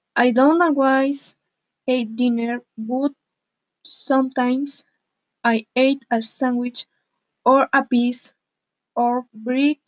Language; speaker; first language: English; non-native, learner; Spanish